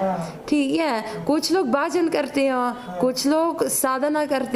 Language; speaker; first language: Hindi; non-native, fluent; Ukrainian